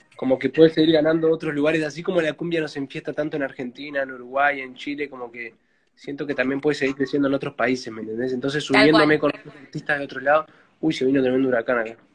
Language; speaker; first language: Spanish; native; Spanish